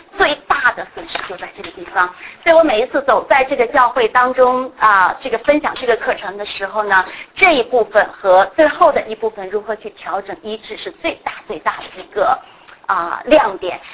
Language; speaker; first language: Chinese; native; Chinese